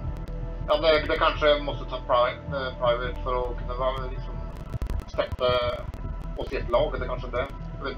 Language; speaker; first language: Swedish; native; Swedish